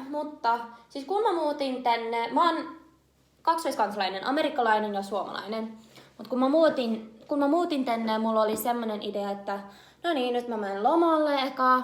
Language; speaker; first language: Finnish; non-native, learner; English